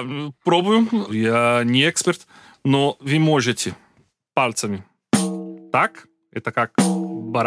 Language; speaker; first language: Russian; non-native, learner; Portuguese